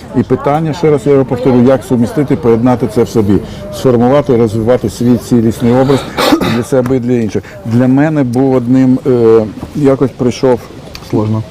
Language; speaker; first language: Ukrainian; non-native, local second language; Russian